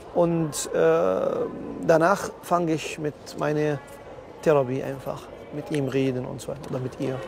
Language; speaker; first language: German; non-native, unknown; Arabic